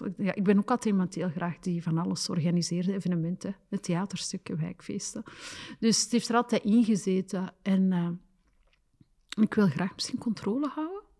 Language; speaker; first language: Dutch; early bilingual, other home language; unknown